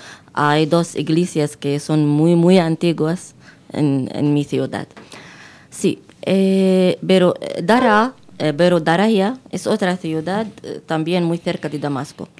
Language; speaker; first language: Spanish; non-native, fluent; Arabic